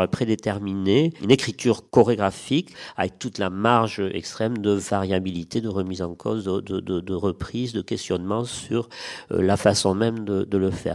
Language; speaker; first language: French; native; French